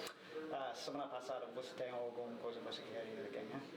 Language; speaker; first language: Portuguese; non-native, learner; English